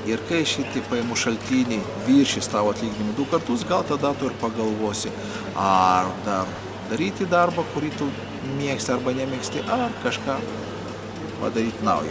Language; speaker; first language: Lithuanian; native; Lithuanian